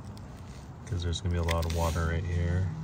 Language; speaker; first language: English; native; English